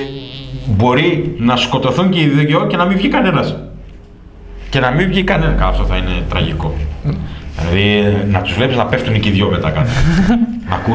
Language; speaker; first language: Greek; native; Greek